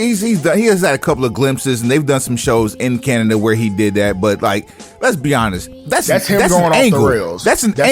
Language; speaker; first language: English; native; English